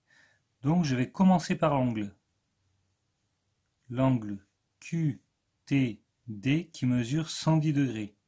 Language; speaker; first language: French; native; French